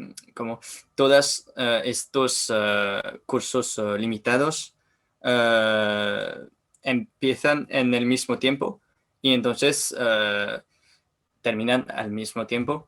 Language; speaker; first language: Spanish; non-native, learner; French